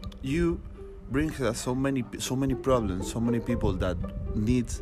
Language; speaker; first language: English; non-native, learner; Spanish